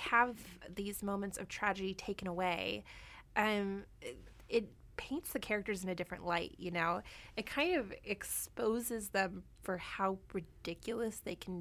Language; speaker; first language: English; native; English